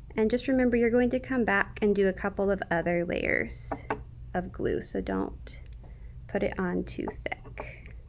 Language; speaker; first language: English; native; English